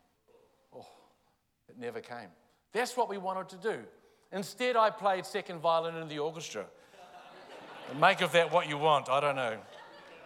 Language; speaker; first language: English; native; English